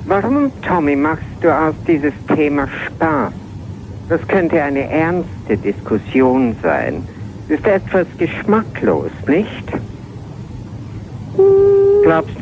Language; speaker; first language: German; non-native, fluent; English